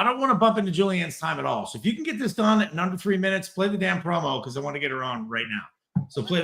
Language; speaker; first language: English; native; English